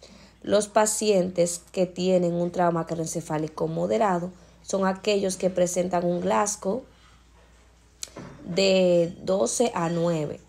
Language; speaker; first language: Spanish; native; Spanish